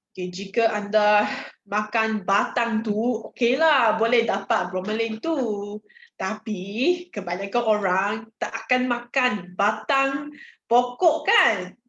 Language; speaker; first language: Malay; non-native, local second language; Chinese